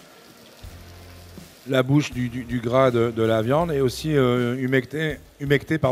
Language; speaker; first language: French; native; French